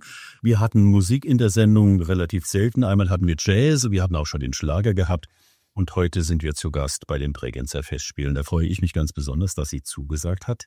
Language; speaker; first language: German; native; German